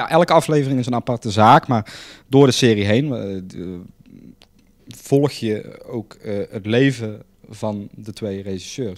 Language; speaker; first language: Dutch; native; Dutch